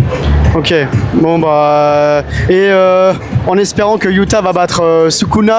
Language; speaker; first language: French; native; French